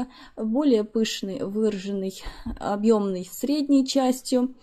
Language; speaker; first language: Russian; native; Russian